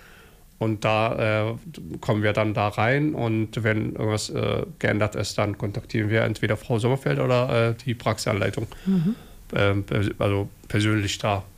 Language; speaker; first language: German; non-native, fluent; Somali